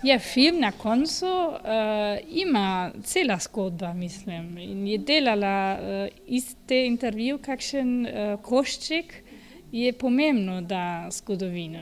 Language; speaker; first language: Slovenian; non-native, learner; Spanish